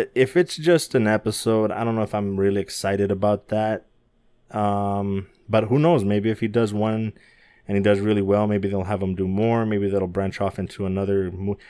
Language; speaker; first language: English; native; English